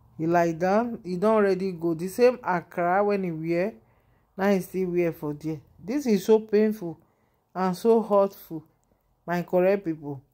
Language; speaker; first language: Nigerian Pidgin; non-native, local second language; Yoruba